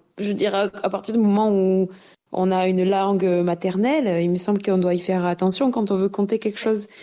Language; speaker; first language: French; native; French